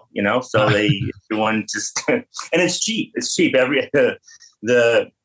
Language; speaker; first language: English; native; English